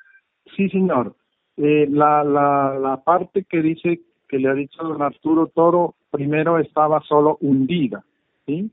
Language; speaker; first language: Spanish; native; Spanish